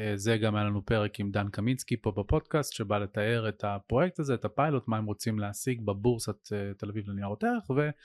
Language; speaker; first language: Hebrew; native; Hebrew